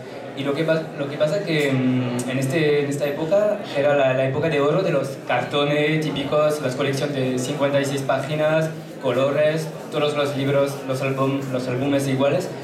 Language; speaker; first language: Spanish; non-native, fluent; French